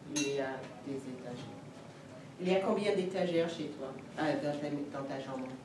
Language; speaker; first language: French; non-native, fluent; English